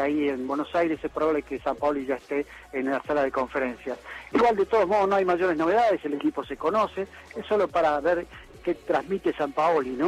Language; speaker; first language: Spanish; native; Spanish